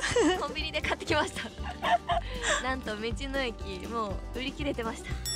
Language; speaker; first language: Japanese; native; Japanese